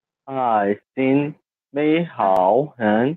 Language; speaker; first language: Chinese; non-native, learner; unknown